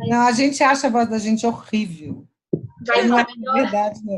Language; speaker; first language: Portuguese; native; Portuguese